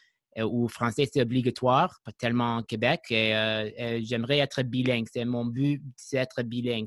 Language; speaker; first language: French; non-native, learner; English